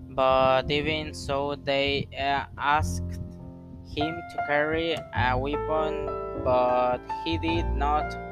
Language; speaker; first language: English; non-native, learner; Spanish